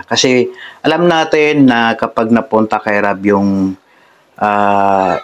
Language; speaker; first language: Filipino; native; Filipino